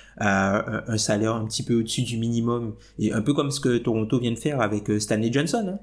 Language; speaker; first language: French; native; French